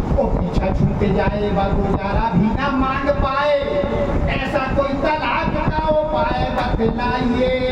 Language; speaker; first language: Hindi; native; Hindi